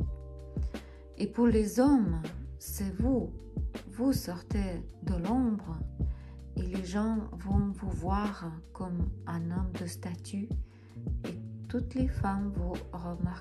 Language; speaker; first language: French; non-native, fluent; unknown